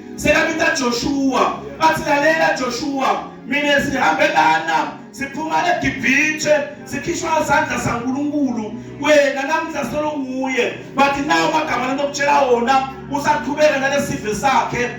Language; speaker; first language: Zulu; non-native, local second language; Swati